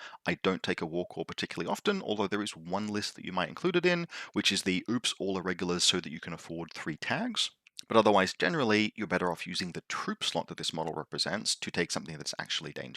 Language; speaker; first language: English; native; English